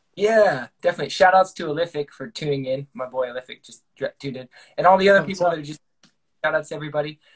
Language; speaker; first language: English; native; English